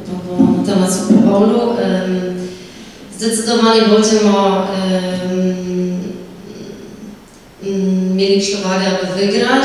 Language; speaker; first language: Polish; early bilingual, heritage; Polish